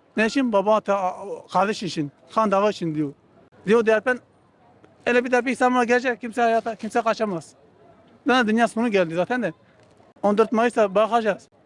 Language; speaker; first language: Turkish; non-native, local second language; Kurdish